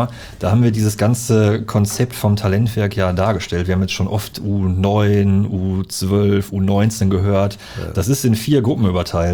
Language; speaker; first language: German; native; German